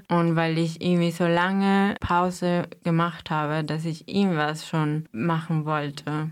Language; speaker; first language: German; non-native, fluent; Spanish